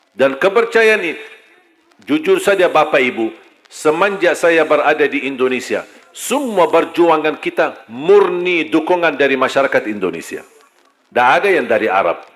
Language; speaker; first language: Malay; non-native, fluent; Arabic